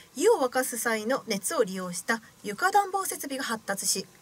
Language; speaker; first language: Japanese; native; Japanese